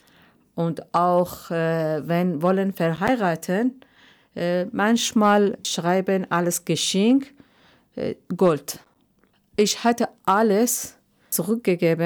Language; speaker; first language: German; non-native, learner; Persian